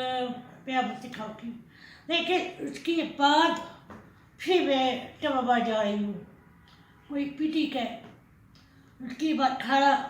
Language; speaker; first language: Hindi; non-native, learner; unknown